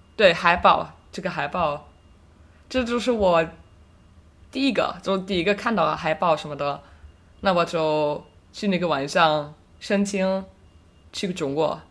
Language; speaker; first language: Chinese; non-native, fluent; German